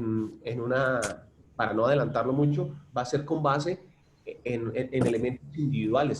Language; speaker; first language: Spanish; native; Spanish